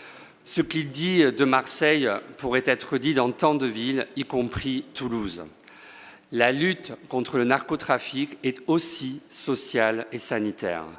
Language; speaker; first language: French; native; French